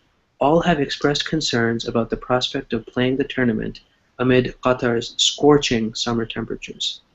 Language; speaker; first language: English; non-native, fluent; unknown